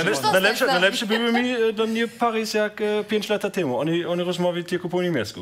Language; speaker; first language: Polish; non-native, learner; German